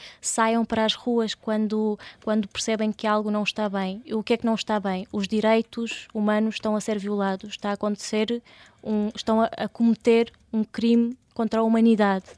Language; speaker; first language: Portuguese; early bilingual, other home language; Russian